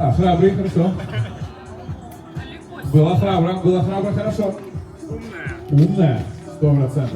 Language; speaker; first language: Russian; native; Russian